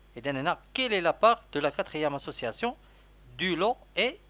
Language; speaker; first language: French; non-native, local second language; Arabic